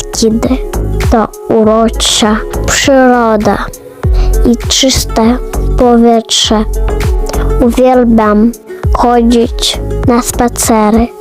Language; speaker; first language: Polish; early bilingual, other home language; Ukrainian